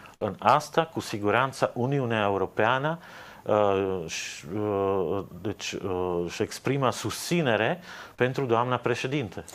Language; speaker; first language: Romanian; non-native, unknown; Slovak